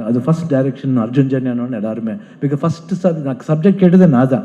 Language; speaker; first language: Tamil; non-native, fluent; Kannada